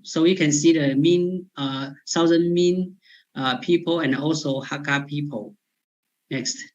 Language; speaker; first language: English; non-native, fluent; Chinese